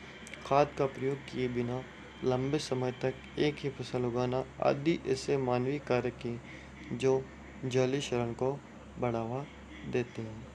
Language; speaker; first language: Hindi; native; Hindi